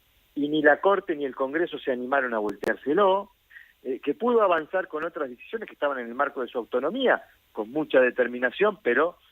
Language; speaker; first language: Spanish; native; Spanish